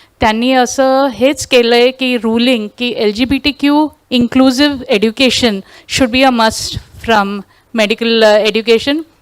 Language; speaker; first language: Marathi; non-native, local second language; Tulu